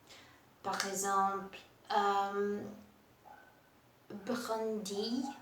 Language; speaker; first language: French; non-native, learner; Portuguese